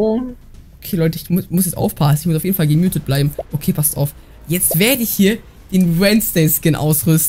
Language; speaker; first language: German; native; German